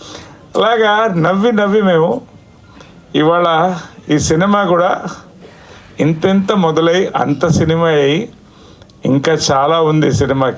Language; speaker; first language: Telugu; native; Telugu